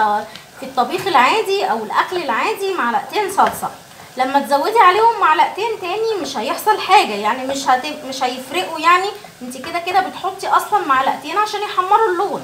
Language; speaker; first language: Arabic; native; Arabic